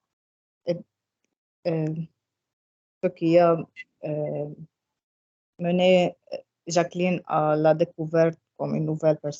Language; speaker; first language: French; non-native, local second language; Arabic